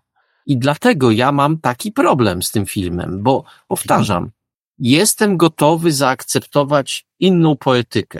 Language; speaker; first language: Polish; native; Polish